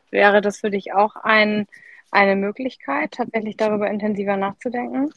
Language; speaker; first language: German; native; German